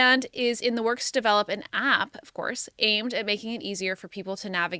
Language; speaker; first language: English; native; English